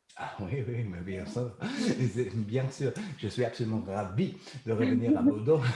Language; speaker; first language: French; non-native, learner; German